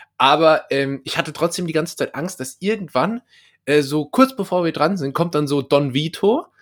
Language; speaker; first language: German; native; German